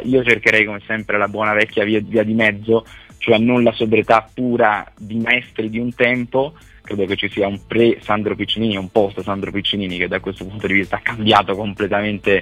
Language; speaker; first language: Italian; native; Italian